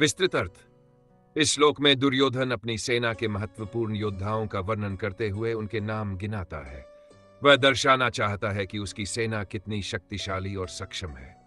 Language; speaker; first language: Hindi; native; Hindi